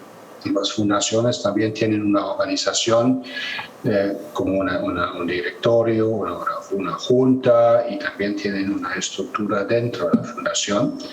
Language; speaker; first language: Spanish; non-native, fluent; German